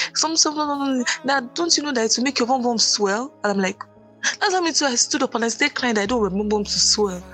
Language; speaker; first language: English; non-native, local second language; Yoruba